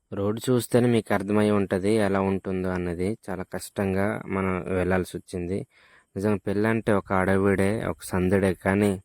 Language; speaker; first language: Telugu; native; Telugu